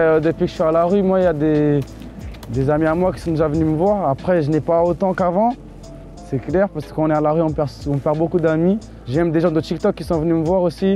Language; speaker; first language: French; early bilingual, other home language; Portuguese